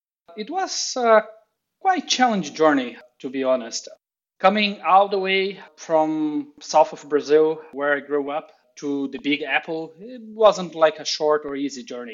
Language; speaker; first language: English; non-native, fluent; Portuguese